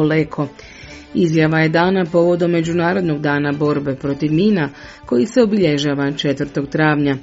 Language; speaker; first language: Croatian; native; Croatian